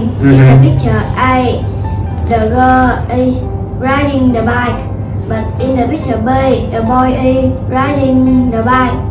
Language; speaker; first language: English; non-native, learner; Vietnamese